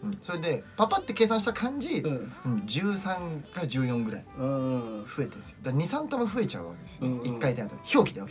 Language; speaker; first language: Japanese; native; Japanese